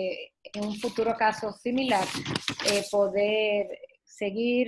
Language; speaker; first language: Spanish; native; Spanish